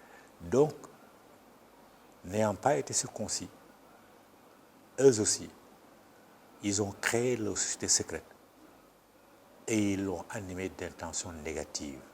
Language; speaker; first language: French; non-native, local second language; Bambara